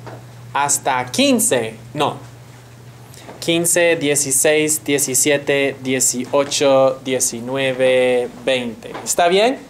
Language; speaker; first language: Spanish; non-native, fluent; English